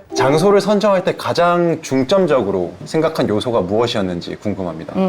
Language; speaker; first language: Korean; early bilingual, heritage; Korean